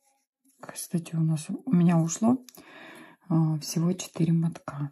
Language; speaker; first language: Russian; native; Russian